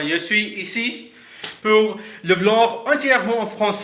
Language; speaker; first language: French; non-native, learner; Urdu